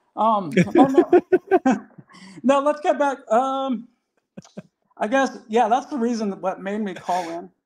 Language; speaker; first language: English; native; English